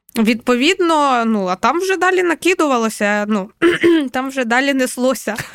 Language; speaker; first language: Ukrainian; non-native, local second language; Russian